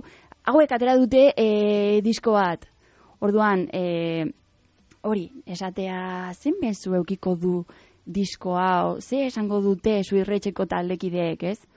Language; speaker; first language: Basque; non-native, local second language; Spanish